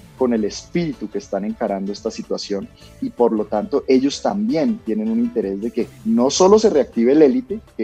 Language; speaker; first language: Spanish; native; Spanish